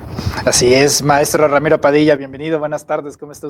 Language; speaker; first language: Spanish; native; Spanish